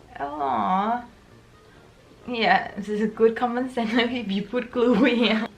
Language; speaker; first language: English; non-native, fluent; Thai